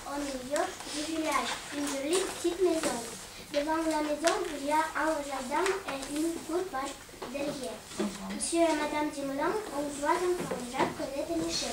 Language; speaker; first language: French; non-native, learner; Russian